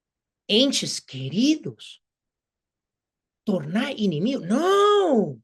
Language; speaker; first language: Portuguese; non-native, fluent; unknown